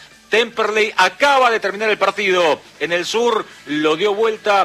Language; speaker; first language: Spanish; native; Spanish